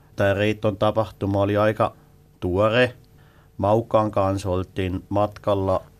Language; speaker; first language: Finnish; non-native, fluent; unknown